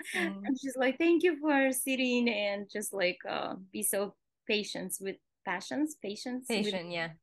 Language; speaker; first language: English; non-native, fluent; Kazakh